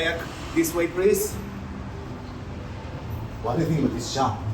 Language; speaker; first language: English; non-native, learner; Japanese